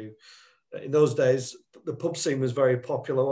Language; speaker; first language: English; native; English